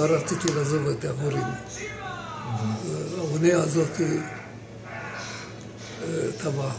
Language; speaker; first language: Hebrew; non-native, fluent; Romanian